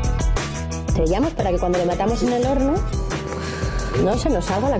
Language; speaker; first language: Spanish; native; Spanish